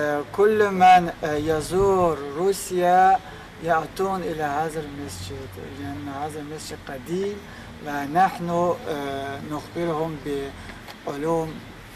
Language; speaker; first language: Arabic; non-native, fluent; Azerbaijani